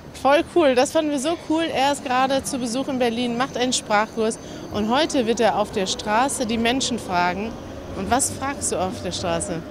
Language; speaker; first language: German; native; German